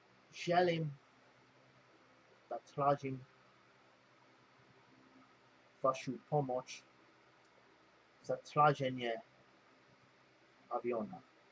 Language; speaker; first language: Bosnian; non-native, learner; English